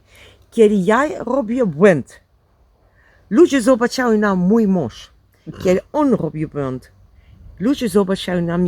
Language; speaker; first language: Polish; non-native, learner; Dutch